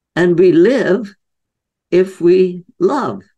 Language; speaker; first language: English; native; English